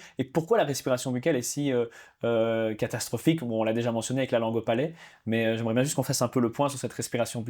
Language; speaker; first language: French; native; French